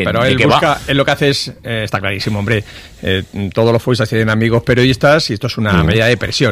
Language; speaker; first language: Spanish; native; Spanish